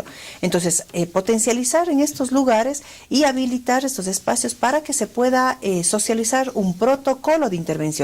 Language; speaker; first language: Spanish; native; Spanish